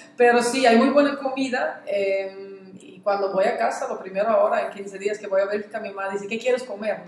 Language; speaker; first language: Spanish; non-native, fluent; Dutch